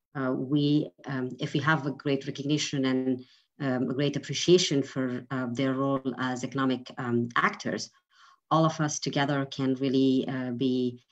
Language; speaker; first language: English; non-native, fluent; Persian